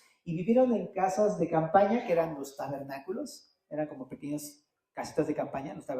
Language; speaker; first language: Spanish; native; Spanish